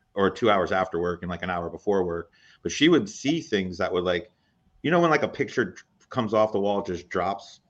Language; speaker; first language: English; native; English